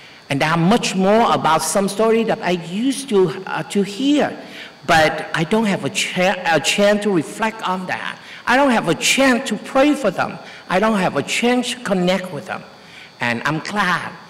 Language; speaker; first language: English; non-native, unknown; Vietnamese